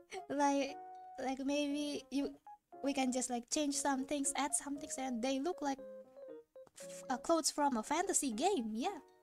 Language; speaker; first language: English; non-native, fluent; Indonesian